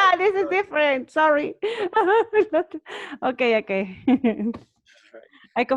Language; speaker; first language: English; non-native, learner; Spanish